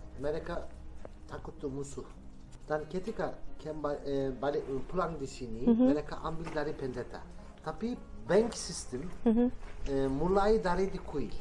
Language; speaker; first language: Indonesian; non-native, learner; Turkish